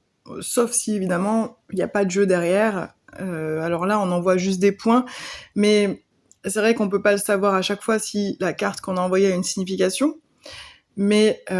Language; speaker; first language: French; native; French